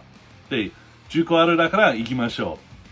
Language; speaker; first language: Japanese; non-native, learner; English